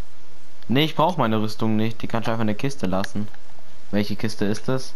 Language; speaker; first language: German; native; German